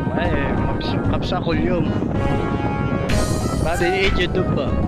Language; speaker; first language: Arabic; non-native, learner; Filipino